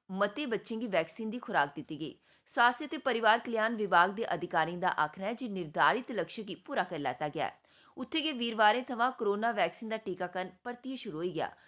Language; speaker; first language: Punjabi; non-native, local second language; Dogri